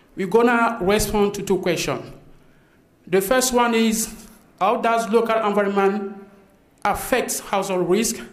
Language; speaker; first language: English; non-native, fluent; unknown